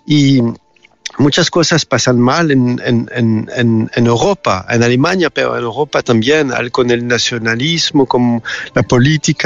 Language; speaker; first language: Spanish; non-native, learner; French